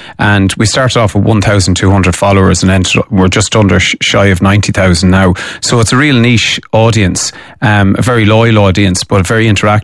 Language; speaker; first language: English; native; English